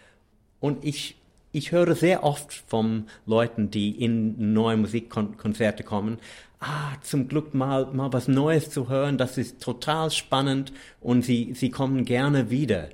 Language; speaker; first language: German; non-native, fluent; English